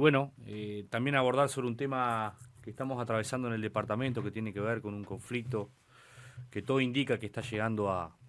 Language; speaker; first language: Spanish; native; Spanish